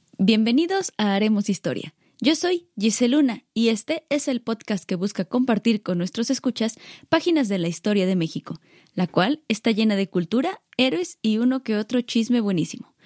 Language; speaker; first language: Spanish; native; Spanish